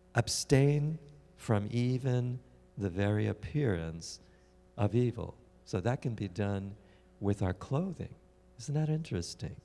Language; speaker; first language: English; native; English